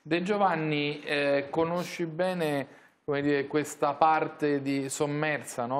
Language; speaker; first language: Italian; native; Italian